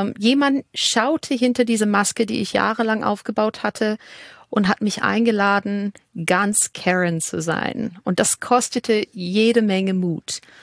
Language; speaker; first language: German; non-native, fluent; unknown